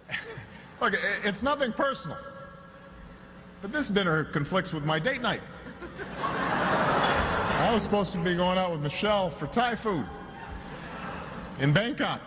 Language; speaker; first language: English; native; English